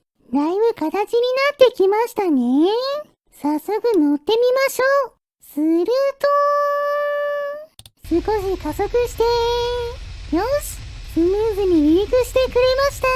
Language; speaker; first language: Japanese; native; Japanese